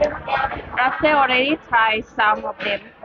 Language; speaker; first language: English; non-native, fluent; Thai